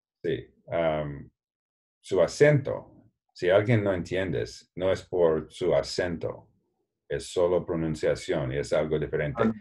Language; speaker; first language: Spanish; non-native, learner; English